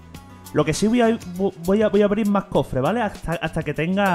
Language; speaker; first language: Spanish; native; Spanish